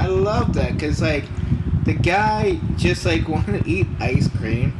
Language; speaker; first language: English; native; English